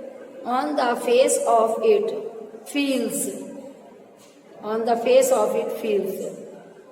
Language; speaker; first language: English; non-native, local second language; Hindi